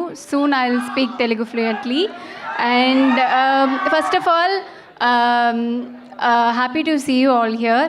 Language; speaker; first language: Telugu; non-native, learner; Tamil